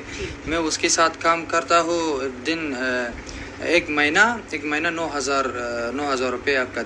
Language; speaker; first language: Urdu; non-native, learner; Persian